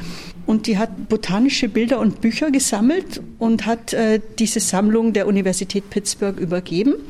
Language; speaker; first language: German; native; German